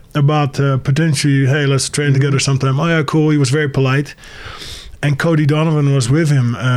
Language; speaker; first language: English; early bilingual, other home language; Dutch